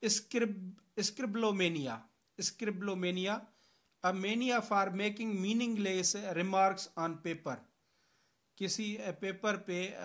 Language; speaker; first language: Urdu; non-native, local second language; Sindhi